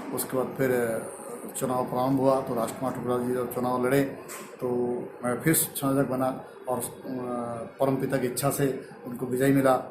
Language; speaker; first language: Hindi; non-native, local second language; Bangla